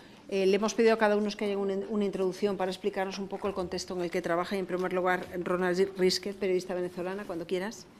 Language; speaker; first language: Spanish; native; Spanish